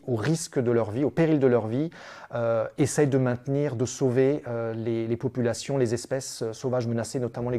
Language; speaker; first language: French; native; French